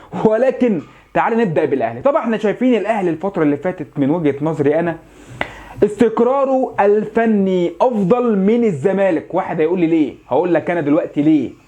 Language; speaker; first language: Arabic; native; Arabic